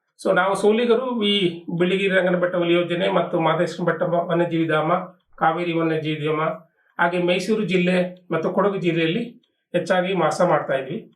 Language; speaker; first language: Kannada; non-native, local second language; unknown